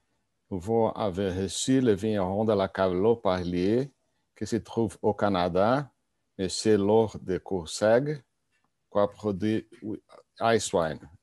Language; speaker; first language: French; non-native, learner; Portuguese